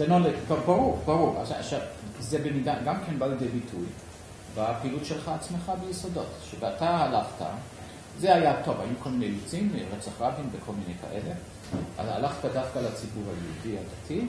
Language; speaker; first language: Hebrew; native; Hebrew